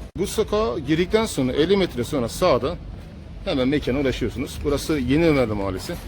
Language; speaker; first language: Turkish; native; Turkish